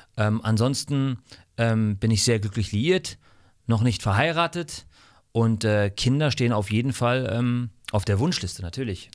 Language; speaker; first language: German; non-native, fluent; English